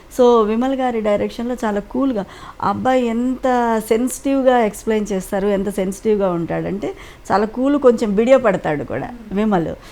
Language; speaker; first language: Telugu; native; Telugu